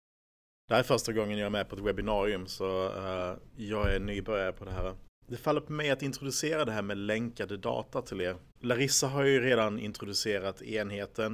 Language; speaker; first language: Swedish; native; Swedish